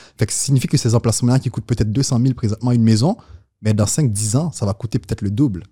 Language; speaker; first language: French; non-native, local second language; Haitian Creole